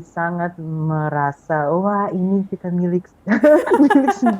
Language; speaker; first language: Indonesian; non-native, fluent; Filipino